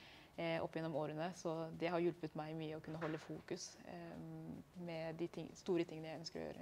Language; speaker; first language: Norwegian; early bilingual, other home language; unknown